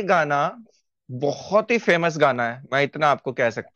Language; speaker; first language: Hindi; native; Hindi